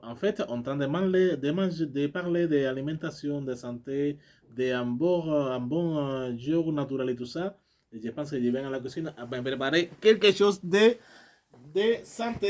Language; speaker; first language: French; non-native, learner; Spanish